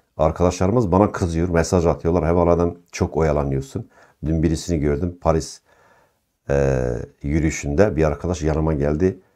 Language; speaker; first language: Turkish; non-native, local second language; Kurdish